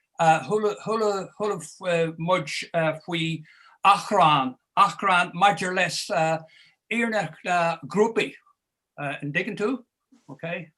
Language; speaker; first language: Irish; non-native, fluent; English